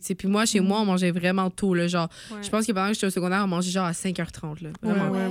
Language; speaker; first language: French; native; French